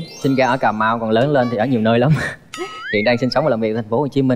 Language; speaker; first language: Vietnamese; native; Vietnamese